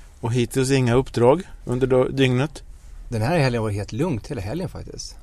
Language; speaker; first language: Swedish; native; Swedish